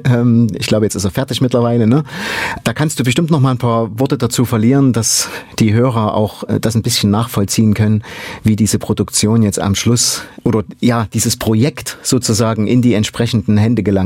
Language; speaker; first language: German; native; German